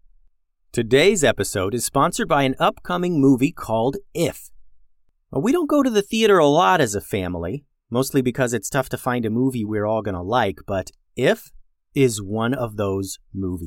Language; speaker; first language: English; native; English